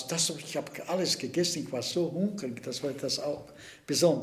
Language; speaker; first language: German; non-native, fluent; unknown